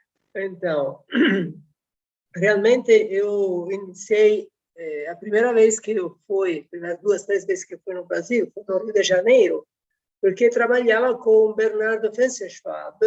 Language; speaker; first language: Portuguese; non-native, fluent; Italian